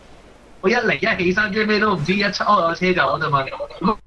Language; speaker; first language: Chinese; native; Chinese